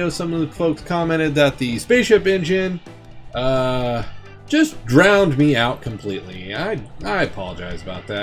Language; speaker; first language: English; native; English